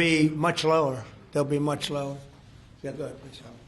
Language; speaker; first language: English; native; English